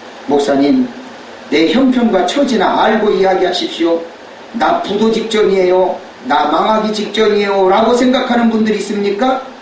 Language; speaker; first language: Korean; native; Korean